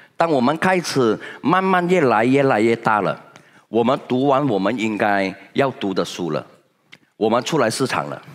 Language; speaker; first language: Chinese; native; Chinese